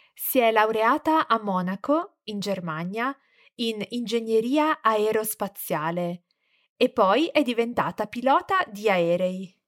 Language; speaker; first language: Italian; native; Italian